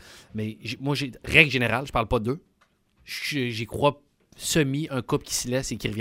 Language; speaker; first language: French; native; French